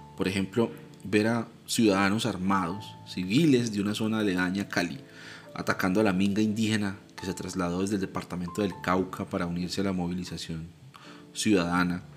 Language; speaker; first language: Spanish; native; Spanish